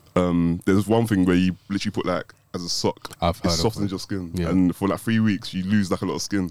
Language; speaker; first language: English; native; English